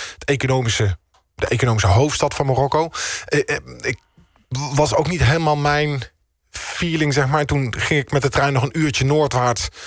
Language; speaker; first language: Dutch; native; Dutch